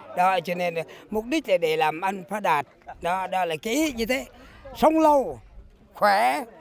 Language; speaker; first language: Vietnamese; non-native, local second language; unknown